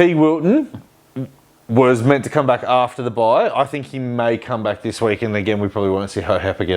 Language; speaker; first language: English; native; English